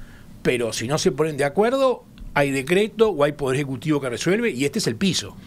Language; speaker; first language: Spanish; native; Spanish